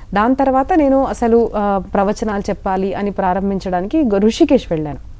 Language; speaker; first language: Telugu; non-native, local second language; Marathi